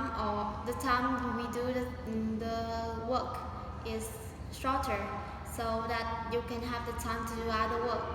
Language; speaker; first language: English; non-native, learner; Vietnamese